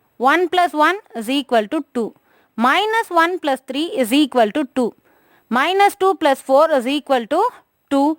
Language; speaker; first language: English; non-native, local second language; Tamil